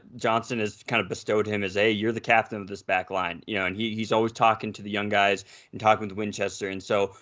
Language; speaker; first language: English; native; English